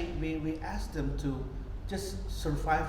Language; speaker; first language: English; non-native, fluent; Indonesian